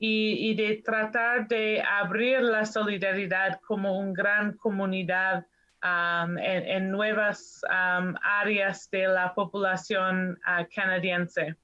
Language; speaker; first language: Spanish; non-native, learner; English